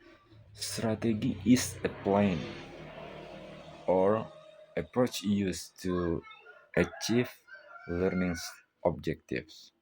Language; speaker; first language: English; non-native, learner; Indonesian